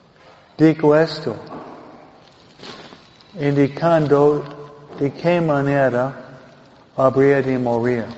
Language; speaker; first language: Spanish; non-native, fluent; English